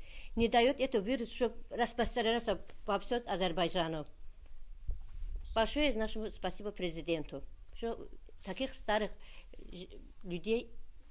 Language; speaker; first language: Russian; non-native, local second language; Azerbaijani